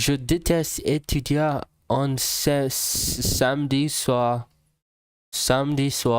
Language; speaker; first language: French; non-native, learner; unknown